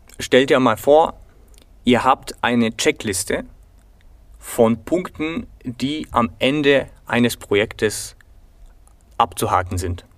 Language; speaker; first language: German; non-native, fluent; Bulgarian